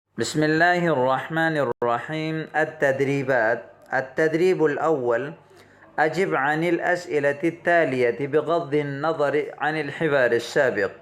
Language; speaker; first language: Arabic; non-native, fluent; Urdu